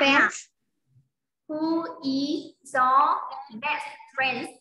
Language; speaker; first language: English; non-native, fluent; Vietnamese